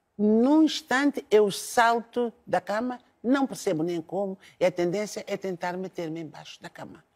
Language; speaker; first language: Portuguese; non-native, local second language; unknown